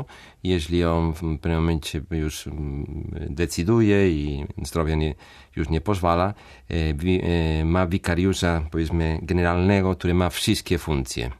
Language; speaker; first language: Polish; non-native, fluent; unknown